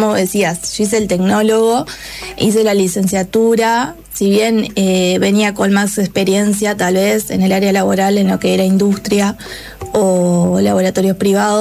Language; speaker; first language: Spanish; native; Spanish